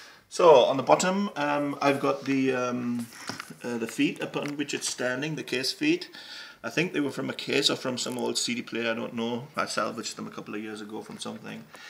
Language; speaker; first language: English; native; English